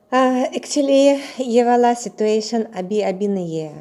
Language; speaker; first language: Hindi; non-native, learner; Russian